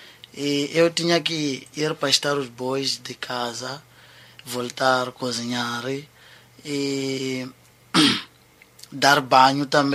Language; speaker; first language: Portuguese; non-native, local second language; Tsonga